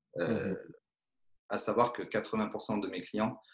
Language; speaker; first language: French; native; French